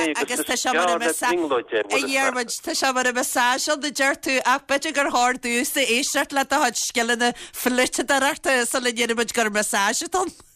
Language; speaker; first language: Irish; native; Irish